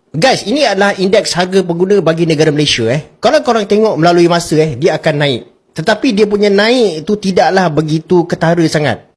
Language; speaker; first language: Malay; native; Malay